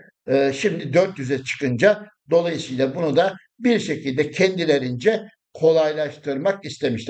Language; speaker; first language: Turkish; native; Turkish